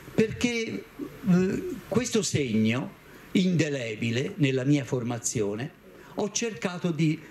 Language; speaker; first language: Italian; native; Italian